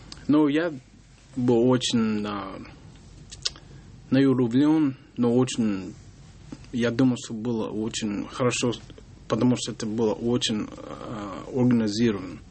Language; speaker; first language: Russian; non-native, learner; English